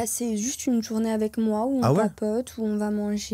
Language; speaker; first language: French; native; French